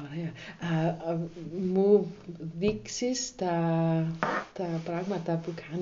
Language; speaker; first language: Greek; non-native, learner; German